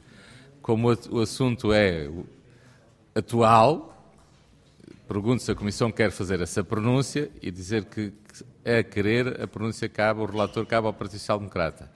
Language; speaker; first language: Portuguese; native; Portuguese